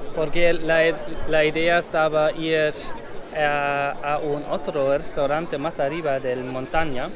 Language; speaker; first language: Spanish; non-native, fluent; German